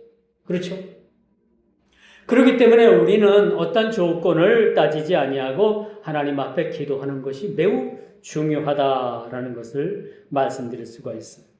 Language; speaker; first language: Korean; native; Korean